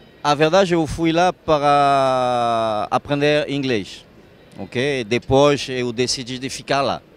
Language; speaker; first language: Portuguese; non-native, fluent; French